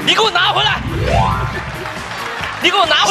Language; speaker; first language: Chinese; native; Chinese